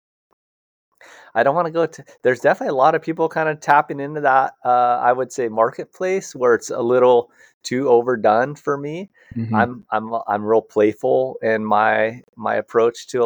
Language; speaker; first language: English; native; English